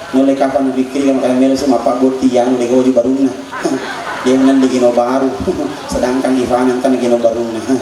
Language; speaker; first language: Indonesian; non-native, local second language; Buginese